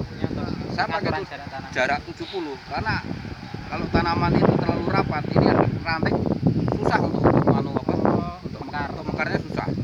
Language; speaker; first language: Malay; non-native, local second language; Javanese